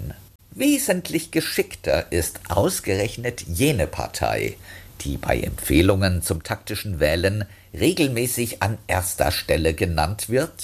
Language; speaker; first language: German; native; German